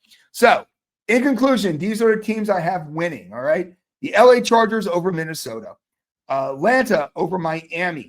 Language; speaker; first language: English; native; English